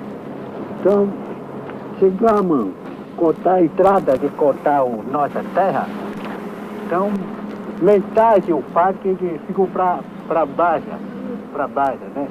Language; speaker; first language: Portuguese; non-native, local second language; Kayapó